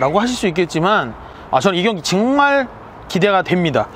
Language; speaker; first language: Korean; native; Korean